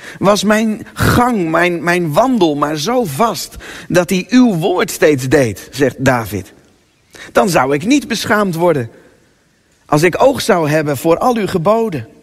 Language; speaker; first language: Dutch; native; Dutch